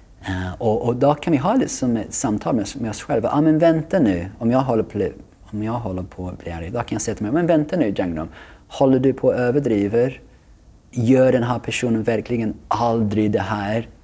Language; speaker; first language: Swedish; non-native, fluent; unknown